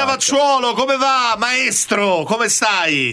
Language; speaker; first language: Italian; native; Italian